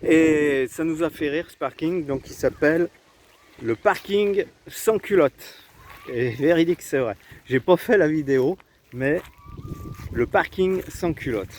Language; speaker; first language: French; native; French